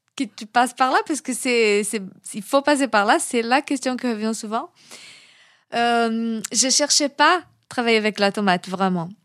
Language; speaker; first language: French; non-native, fluent; Portuguese